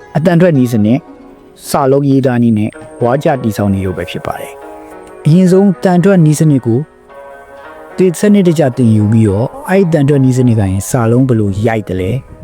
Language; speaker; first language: Burmese; native; Burmese